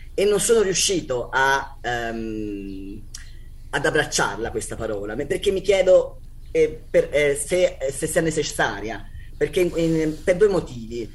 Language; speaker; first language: Italian; native; Italian